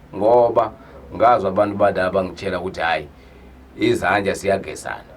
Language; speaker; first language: Zulu; native; Zulu